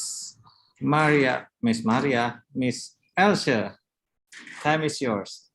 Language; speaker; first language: English; non-native, learner; Indonesian